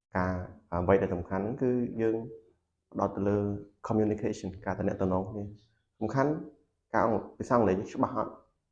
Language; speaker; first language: Khmer; native; Khmer